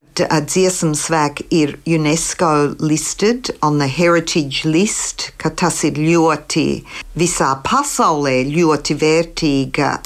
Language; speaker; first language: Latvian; early bilingual, heritage; Latvian